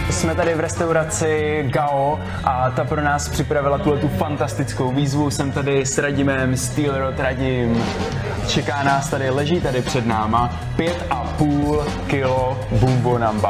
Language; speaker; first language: Czech; native; Czech